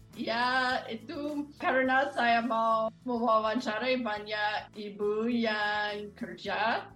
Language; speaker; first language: Indonesian; non-native, fluent; English